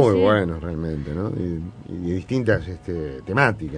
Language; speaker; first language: Spanish; native; Spanish